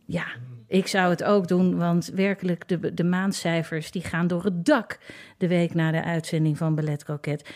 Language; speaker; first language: Dutch; native; Dutch